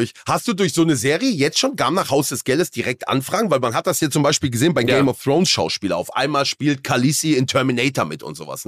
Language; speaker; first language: German; native; German